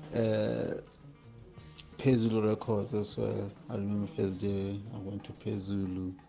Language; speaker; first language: English; non-native, local second language; Northern Sotho